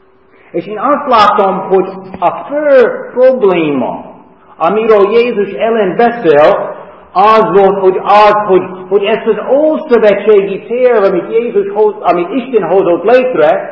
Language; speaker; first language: Hungarian; non-native, fluent; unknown